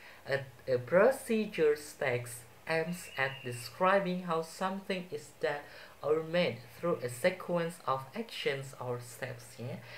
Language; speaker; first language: English; non-native, fluent; Indonesian